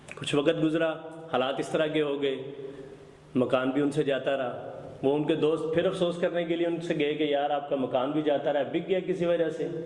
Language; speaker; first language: Urdu; non-native, local second language; Punjabi